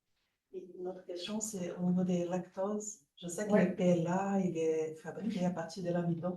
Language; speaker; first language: French; native; French